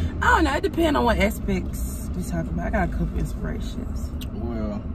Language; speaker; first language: English; native; English